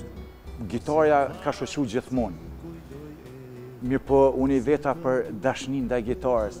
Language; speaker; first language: Albanian; native; Albanian